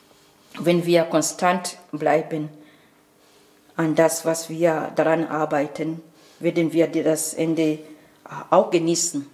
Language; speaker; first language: German; non-native, learner; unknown